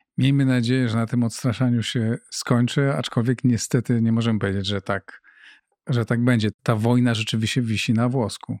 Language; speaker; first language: Polish; native; Polish